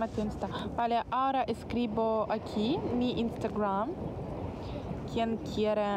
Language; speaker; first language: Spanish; non-native, learner; Ukrainian